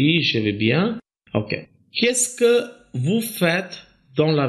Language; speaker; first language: French; non-native, fluent; Tamil